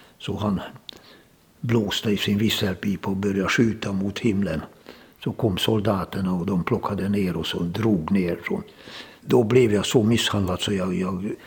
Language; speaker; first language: Swedish; non-native, fluent; Hungarian